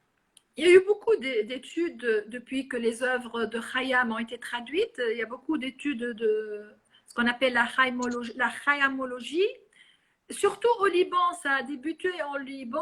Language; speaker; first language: French; non-native, local second language; Arabic